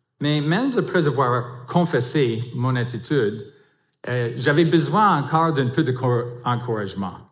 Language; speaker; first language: French; non-native, fluent; English